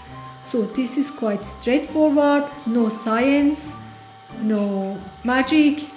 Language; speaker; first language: English; non-native, fluent; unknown